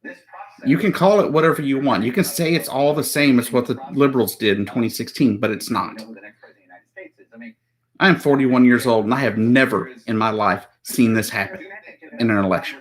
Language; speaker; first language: English; native; English